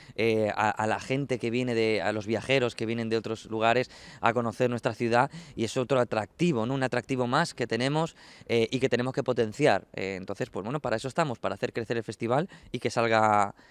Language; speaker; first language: Spanish; native; Spanish